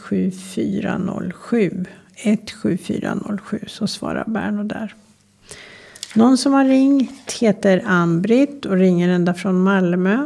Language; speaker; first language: Swedish; native; Swedish